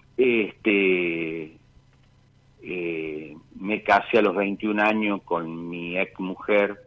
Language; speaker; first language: Spanish; native; Spanish